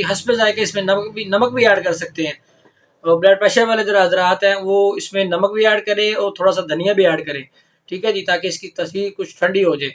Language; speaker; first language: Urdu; non-native, local second language; Punjabi